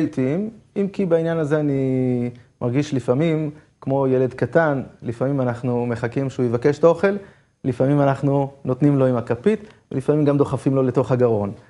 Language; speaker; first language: Hebrew; native; Hebrew